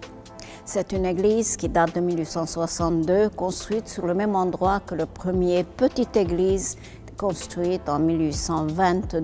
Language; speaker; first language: French; non-native, fluent; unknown